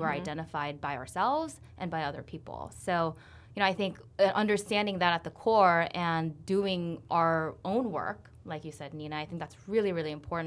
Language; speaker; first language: English; early bilingual, other home language; Korean